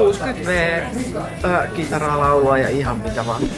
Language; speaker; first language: Finnish; native; Finnish